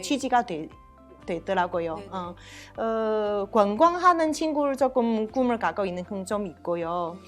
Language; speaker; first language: Korean; non-native, learner; Chinese